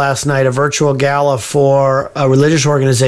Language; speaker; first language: English; native; English